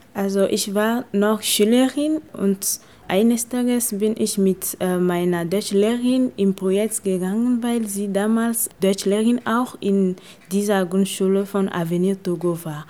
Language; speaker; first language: German; non-native, fluent; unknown